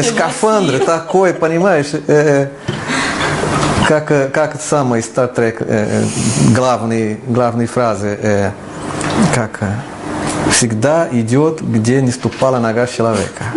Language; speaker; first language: Russian; non-native, learner; Portuguese